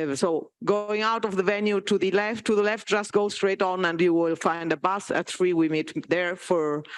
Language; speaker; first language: English; non-native, fluent; Italian